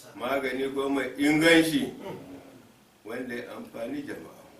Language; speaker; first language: Hausa; non-native, local second language; Fula